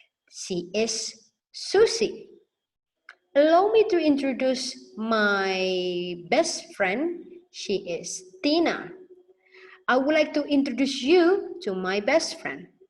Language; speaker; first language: English; non-native, fluent; Indonesian